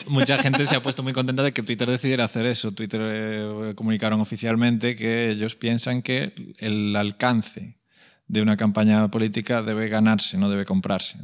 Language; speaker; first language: Spanish; native; Spanish